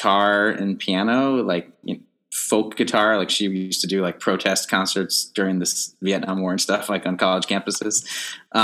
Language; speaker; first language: English; native; English